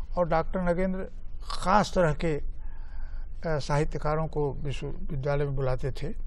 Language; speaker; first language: Hindi; native; Hindi